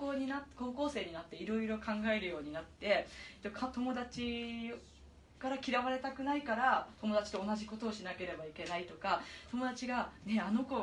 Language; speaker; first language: Japanese; native; Japanese